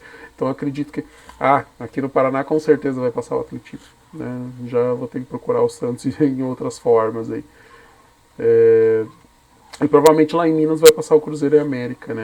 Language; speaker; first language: Portuguese; native; Portuguese